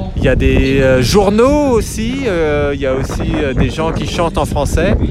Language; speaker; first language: French; native; French